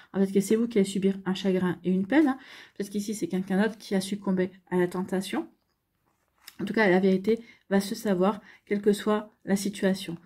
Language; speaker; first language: French; native; French